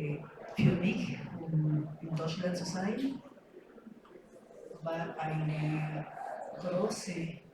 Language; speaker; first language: German; non-native, learner; Spanish